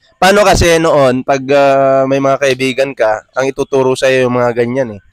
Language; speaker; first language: Filipino; native; Filipino